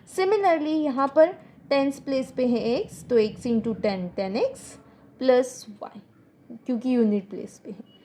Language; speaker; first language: Hindi; non-native, local second language; Marathi